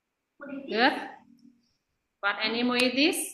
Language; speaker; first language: English; non-native, fluent; Vietnamese